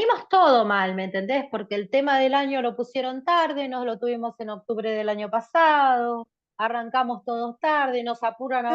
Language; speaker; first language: Spanish; native; Spanish